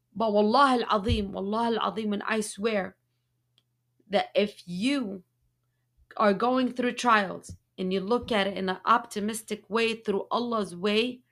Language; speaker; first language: English; early bilingual, other home language; Arabic